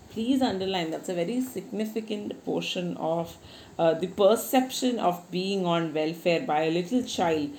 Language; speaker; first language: English; non-native, local second language; Malayalam